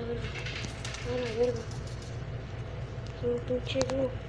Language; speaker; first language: Spanish; native; Spanish